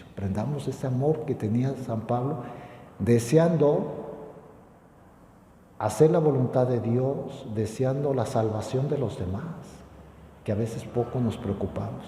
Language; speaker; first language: Spanish; native; Spanish